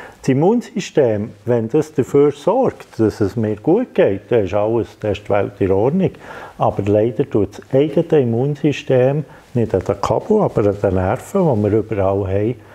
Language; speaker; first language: German; native; German